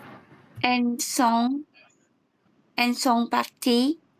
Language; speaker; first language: French; non-native, learner; English